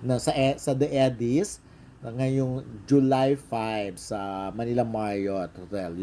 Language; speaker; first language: Filipino; native; Filipino